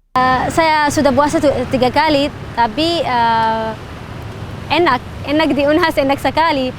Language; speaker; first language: Indonesian; non-native, learner; Arabic